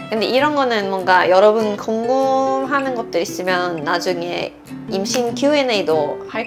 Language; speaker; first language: Korean; non-native, fluent; Swedish